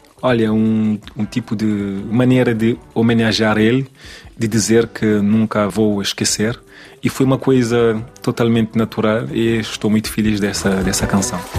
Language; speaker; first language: Portuguese; non-native, learner; Kabuverdianu